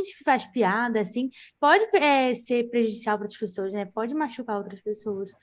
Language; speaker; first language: Portuguese; native; Portuguese